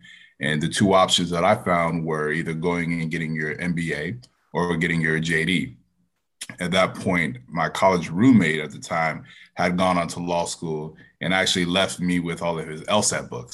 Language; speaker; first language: English; native; English